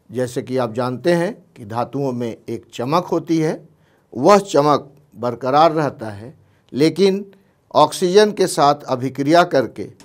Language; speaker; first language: Hindi; native; Hindi